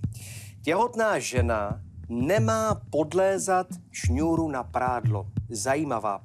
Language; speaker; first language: Czech; native; Czech